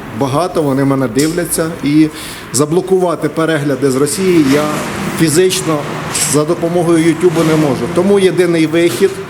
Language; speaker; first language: Ukrainian; non-native, local second language; Russian